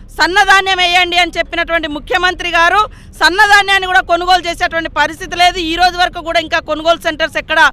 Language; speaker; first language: Telugu; native; Telugu